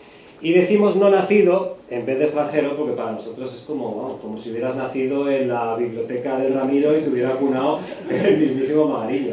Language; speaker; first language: Spanish; native; Spanish